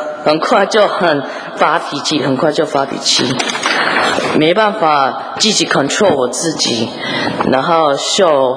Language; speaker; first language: Chinese; early bilingual, heritage; English